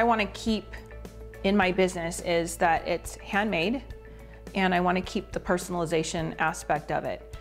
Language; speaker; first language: English; native; English